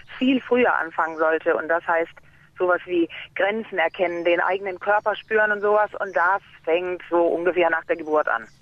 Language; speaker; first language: German; non-native, fluent; Danish